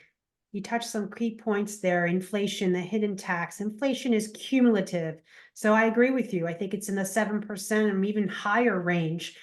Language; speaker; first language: English; native; English